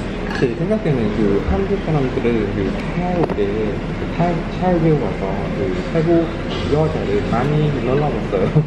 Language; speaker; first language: Korean; non-native, learner; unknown